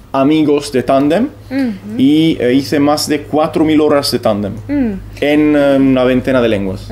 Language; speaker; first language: Spanish; non-native, fluent; Italian